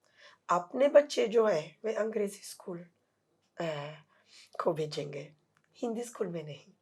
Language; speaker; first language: Hindi; non-native, fluent; Italian